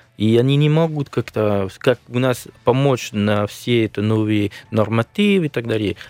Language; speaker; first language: Russian; non-native, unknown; French